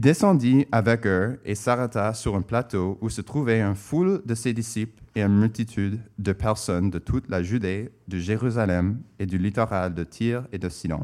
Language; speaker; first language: French; non-native, local second language; English